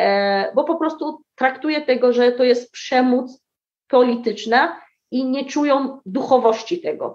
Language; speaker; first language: Polish; early bilingual, heritage; Arabic